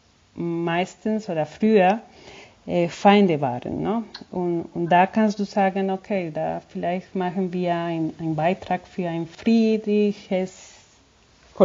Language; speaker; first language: German; non-native, fluent; Spanish